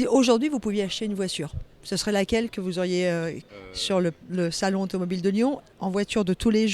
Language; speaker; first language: French; native; French